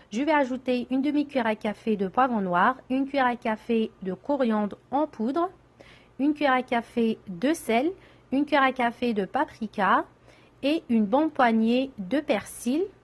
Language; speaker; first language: French; non-native, local second language; Arabic